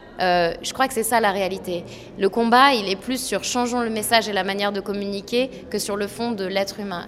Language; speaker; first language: French; native; French